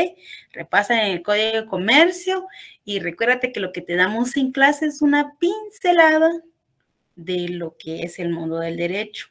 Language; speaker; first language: Spanish; native; Spanish